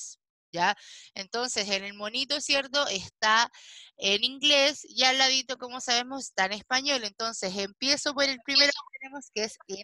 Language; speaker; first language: Spanish; native; Spanish